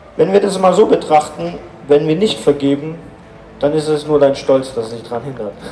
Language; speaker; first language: German; native; German